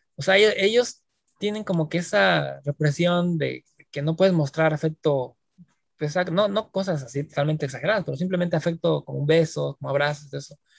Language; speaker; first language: Spanish; native; Spanish